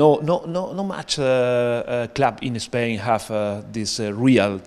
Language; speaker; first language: English; non-native, learner; Spanish